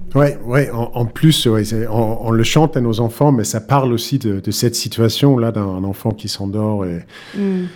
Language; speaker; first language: French; non-native, fluent; Danish